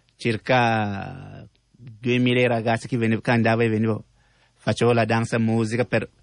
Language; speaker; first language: Italian; non-native, learner; French